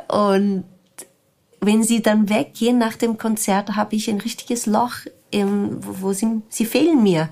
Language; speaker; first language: German; non-native, fluent; Portuguese